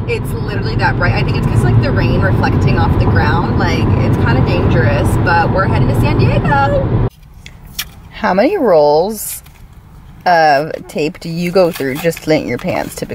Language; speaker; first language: English; native; English